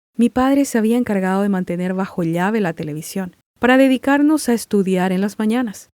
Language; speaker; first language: Spanish; non-native, local second language; Guarani